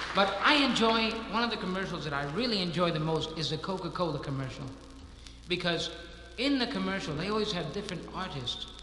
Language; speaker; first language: English; native; English